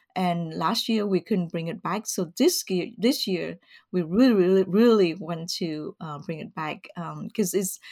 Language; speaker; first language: English; early bilingual, other home language; Vietnamese